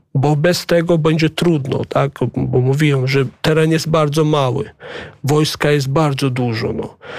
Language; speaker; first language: Polish; non-native, fluent; Chechen